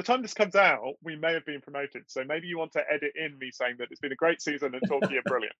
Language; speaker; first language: English; native; English